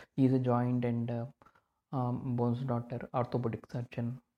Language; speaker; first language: English; non-native, local second language; Telugu